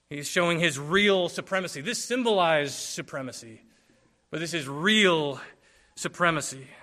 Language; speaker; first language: English; native; English